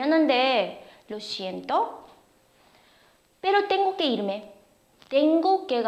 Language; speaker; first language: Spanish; non-native, fluent; Korean